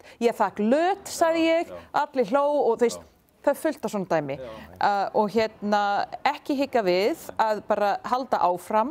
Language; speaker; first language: Icelandic; non-native, fluent; English